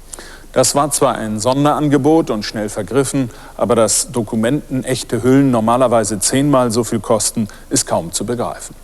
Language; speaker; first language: German; native; German